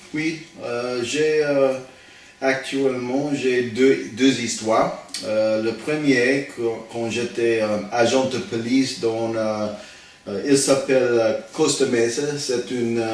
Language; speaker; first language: French; non-native, learner; English